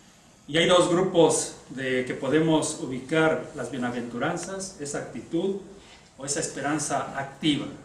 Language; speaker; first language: Spanish; native; Spanish